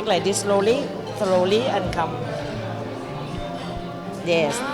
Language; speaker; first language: English; non-native, learner; Thai